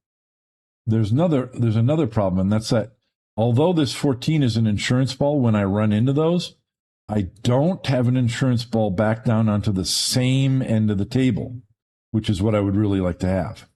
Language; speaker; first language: English; native; English